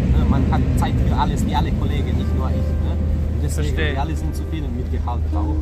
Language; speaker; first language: German; non-native, fluent; Serbian